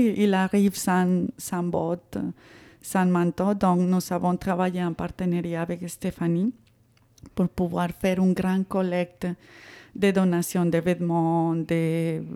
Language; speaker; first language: French; non-native, fluent; Spanish